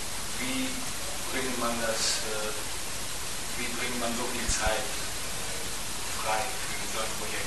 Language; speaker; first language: German; non-native, fluent; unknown